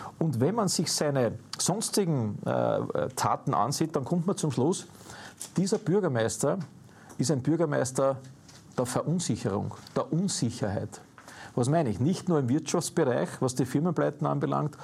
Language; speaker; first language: German; native; German